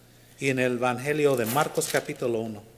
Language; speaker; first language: Spanish; non-native, learner; English